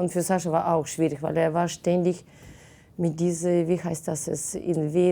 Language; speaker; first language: German; non-native, fluent; Russian